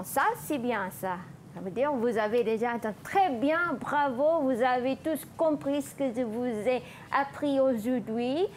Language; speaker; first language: French; non-native, fluent; Malay